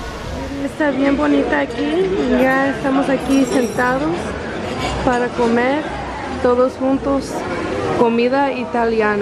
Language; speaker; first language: Spanish; early bilingual, heritage; Spanish